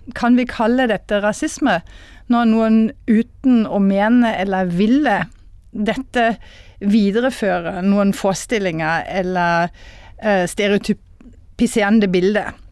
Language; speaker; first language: Norwegian; non-native, fluent; German